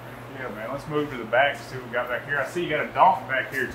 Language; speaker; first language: English; native; English